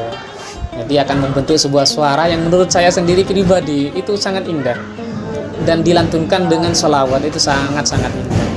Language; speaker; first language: Indonesian; non-native, local second language; Madurese